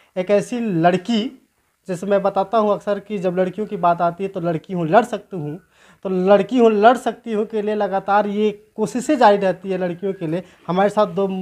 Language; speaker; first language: Hindi; native; Hindi